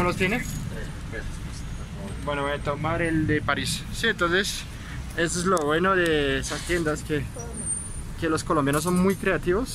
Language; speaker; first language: Spanish; non-native, fluent; French